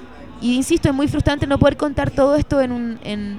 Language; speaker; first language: Spanish; early bilingual, heritage; Spanish